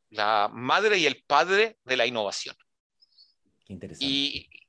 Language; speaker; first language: Spanish; early bilingual, heritage; Spanish